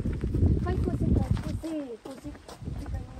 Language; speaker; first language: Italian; non-native, learner; Filipino